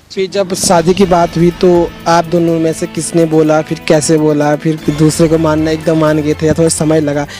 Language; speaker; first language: Hindi; native; Hindi